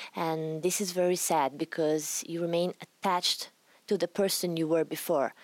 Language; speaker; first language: English; non-native, fluent; Italian